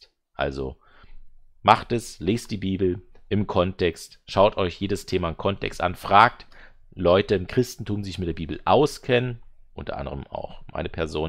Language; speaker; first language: German; native; German